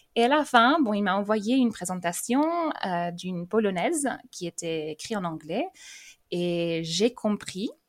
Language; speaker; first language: French; early bilingual, other home language; English